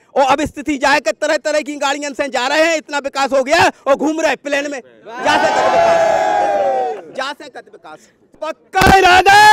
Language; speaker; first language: Hindi; native; Hindi